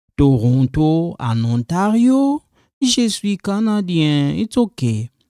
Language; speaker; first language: English; non-native, fluent; Lingala